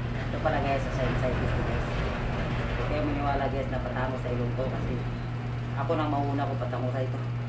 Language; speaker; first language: Filipino; non-native, local second language; Cebuano